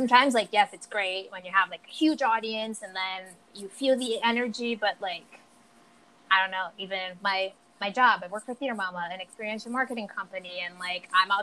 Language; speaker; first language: English; non-native, fluent; Portuguese